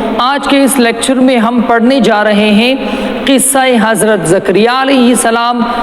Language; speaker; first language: Urdu; non-native, local second language; Pashto